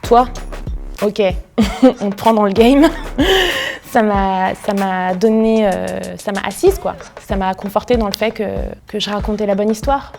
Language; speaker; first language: French; early bilingual, other home language; Arabic